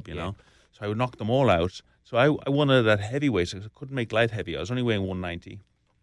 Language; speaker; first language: English; native; English